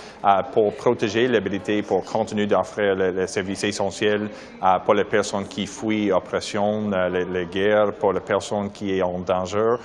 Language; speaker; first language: French; non-native, local second language; English